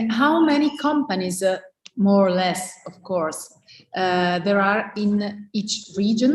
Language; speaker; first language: English; non-native, fluent; Italian